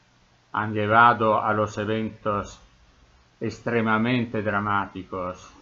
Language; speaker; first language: Spanish; non-native, fluent; Italian